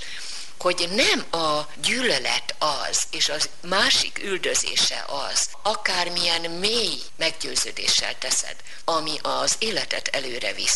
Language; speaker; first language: Hungarian; native; Hungarian